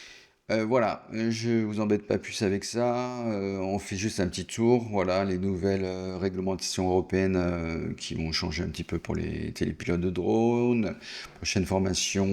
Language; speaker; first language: French; native; French